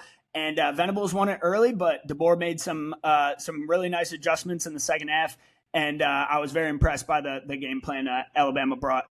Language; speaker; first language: English; native; English